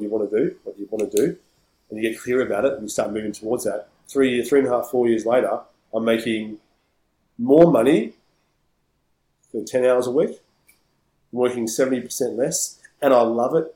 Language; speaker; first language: English; native; English